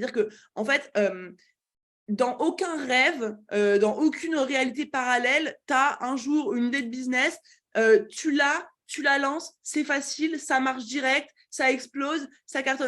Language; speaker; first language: French; native; French